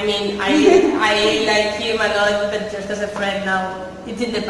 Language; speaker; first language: English; non-native, fluent; Spanish